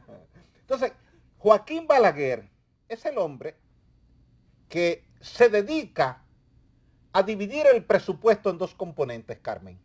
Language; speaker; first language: Spanish; native; Spanish